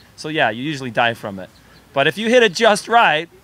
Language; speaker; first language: English; native; English